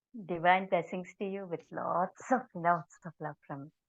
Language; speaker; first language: English; non-native, local second language; Telugu